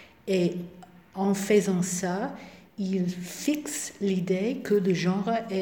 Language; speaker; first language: French; non-native, fluent; English